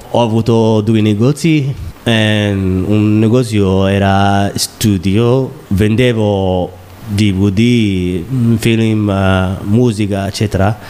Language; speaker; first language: Italian; non-native, learner; Somali